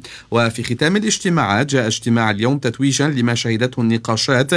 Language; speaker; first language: Arabic; native; Arabic